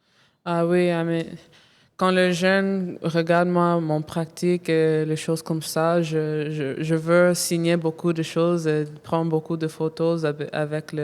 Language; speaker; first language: French; non-native, local second language; English